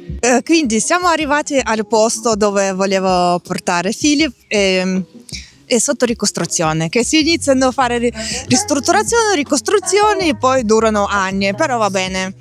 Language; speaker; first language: Italian; non-native, fluent; Russian